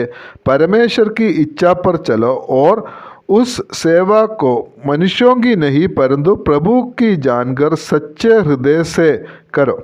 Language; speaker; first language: Hindi; non-native, local second language; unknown